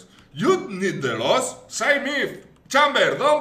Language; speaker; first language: English; non-native, learner; Spanish